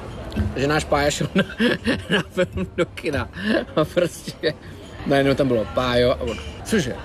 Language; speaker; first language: Czech; native; Czech